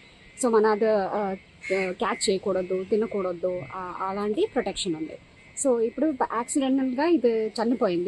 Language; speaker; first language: Telugu; non-native, fluent; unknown